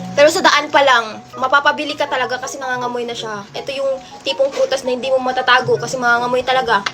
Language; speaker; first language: Filipino; non-native, local second language; Cebuano